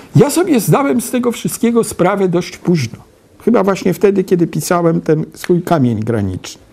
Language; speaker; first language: Polish; native; Polish